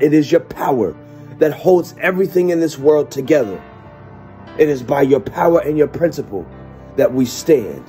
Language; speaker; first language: English; native; English